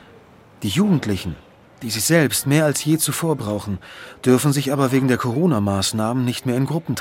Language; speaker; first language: German; native; German